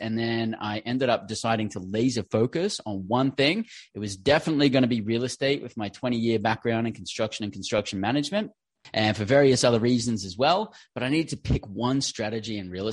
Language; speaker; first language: English; native; English